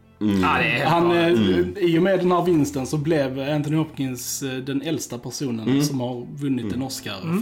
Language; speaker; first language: Swedish; native; Swedish